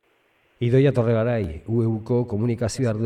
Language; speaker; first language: Basque; native; Basque